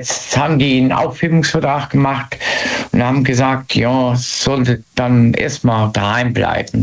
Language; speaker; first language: German; native; German